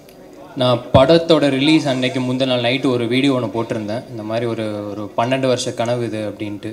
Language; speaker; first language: Tamil; native; Tamil